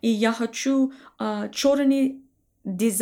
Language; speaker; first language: Russian; non-native, learner; English